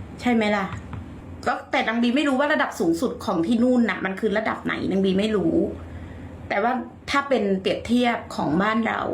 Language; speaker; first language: Thai; native; Thai